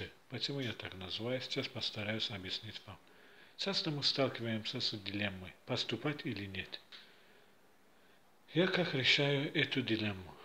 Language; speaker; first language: Russian; non-native, fluent; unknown